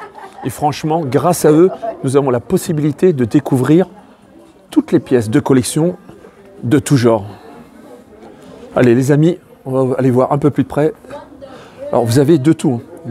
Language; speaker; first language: French; native; French